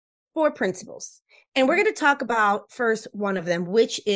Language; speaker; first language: English; non-native, fluent; Spanish